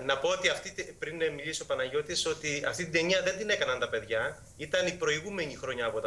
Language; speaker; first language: Greek; native; Greek